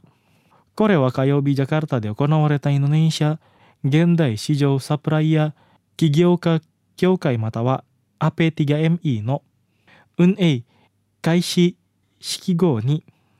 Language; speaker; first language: Japanese; non-native, fluent; Indonesian